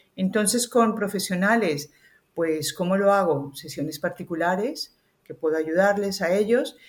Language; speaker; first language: Spanish; native; Spanish